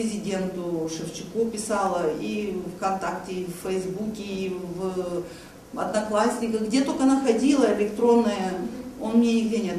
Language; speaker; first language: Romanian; non-native, local second language; Russian